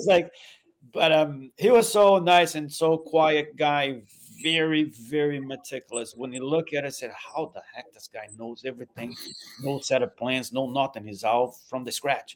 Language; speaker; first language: English; non-native, fluent; Portuguese